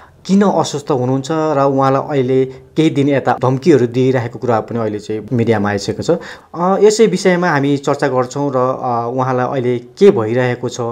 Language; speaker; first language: Nepali; native; Nepali